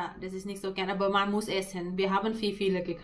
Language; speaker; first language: German; non-native, learner; Thai